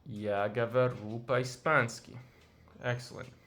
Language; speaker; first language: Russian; non-native, learner; English